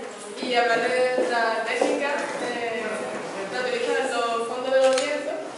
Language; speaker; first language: Spanish; native; Spanish